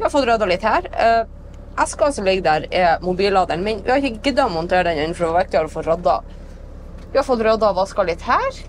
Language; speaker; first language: Norwegian; native; Norwegian